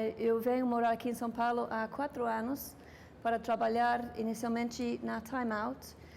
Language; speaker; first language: Portuguese; non-native, fluent; English